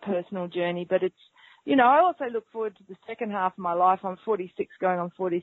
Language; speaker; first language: English; native; English